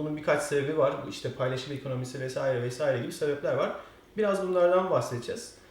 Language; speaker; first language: Turkish; native; Turkish